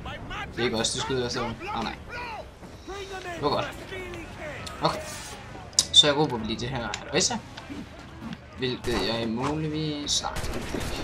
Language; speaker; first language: Danish; native; Danish